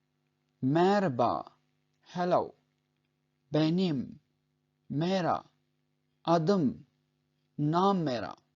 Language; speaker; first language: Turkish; non-native, fluent; Urdu